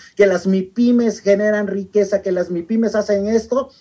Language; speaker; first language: Spanish; native; Spanish